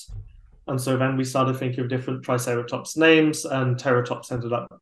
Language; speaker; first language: English; native; English